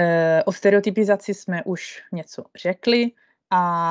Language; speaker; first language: Czech; non-native, fluent; Italian